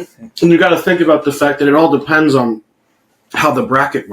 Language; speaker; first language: English; native; English